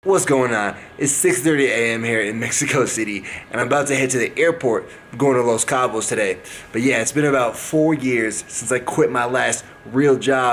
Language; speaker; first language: English; native; English